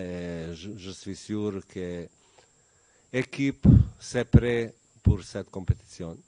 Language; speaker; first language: French; non-native, learner; Bosnian